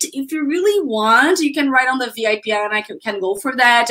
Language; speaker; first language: English; non-native, fluent; Portuguese